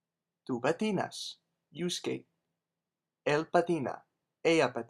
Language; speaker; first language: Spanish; non-native, fluent; English